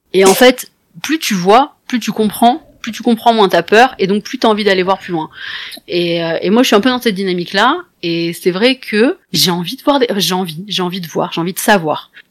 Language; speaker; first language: French; native; French